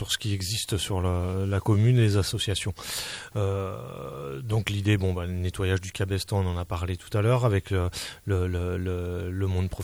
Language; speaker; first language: French; native; French